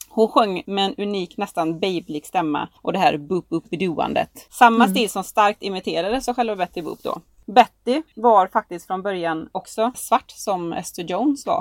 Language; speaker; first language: Swedish; native; Swedish